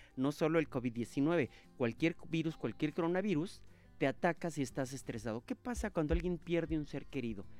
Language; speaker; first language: Spanish; native; Spanish